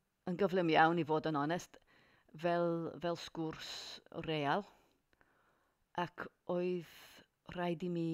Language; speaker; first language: Welsh; non-native, learner; English